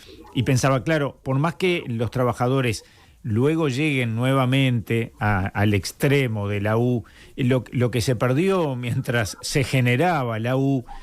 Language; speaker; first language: Spanish; native; Spanish